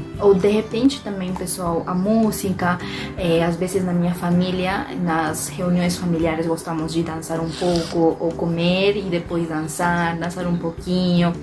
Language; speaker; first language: Portuguese; non-native, fluent; Spanish